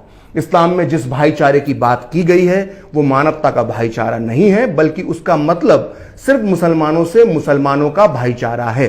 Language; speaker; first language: Hindi; native; Hindi